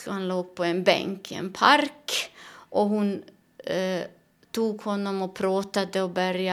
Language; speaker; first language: Swedish; non-native, learner; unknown